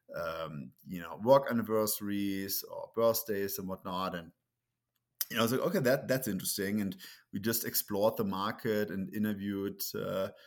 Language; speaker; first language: English; non-native, fluent; German